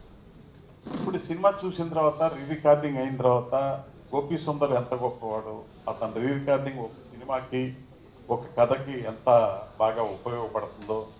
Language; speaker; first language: Telugu; native; Telugu